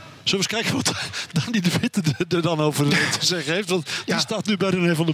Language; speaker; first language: Dutch; native; Dutch